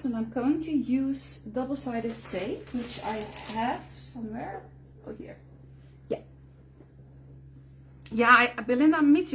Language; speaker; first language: English; non-native, fluent; Dutch